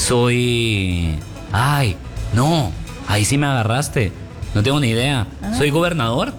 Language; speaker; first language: Spanish; native; Spanish